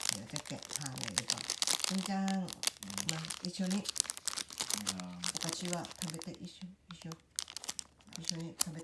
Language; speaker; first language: Japanese; non-native, learner; Thai